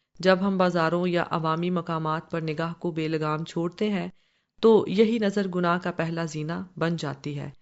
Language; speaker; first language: Urdu; non-native, local second language; Punjabi